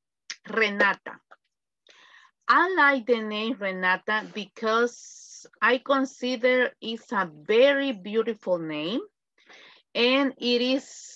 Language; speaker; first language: English; non-native, fluent; Spanish